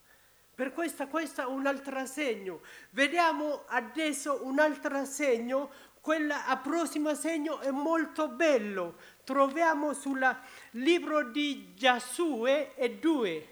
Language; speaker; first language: Italian; non-native, learner; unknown